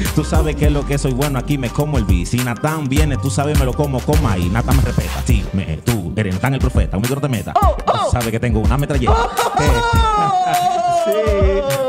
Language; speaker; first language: Spanish; native; Spanish